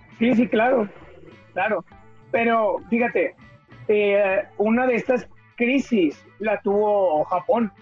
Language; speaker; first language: Spanish; native; Spanish